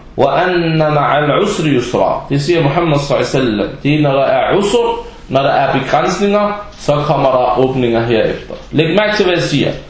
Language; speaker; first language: Danish; early bilingual, other home language; Arabic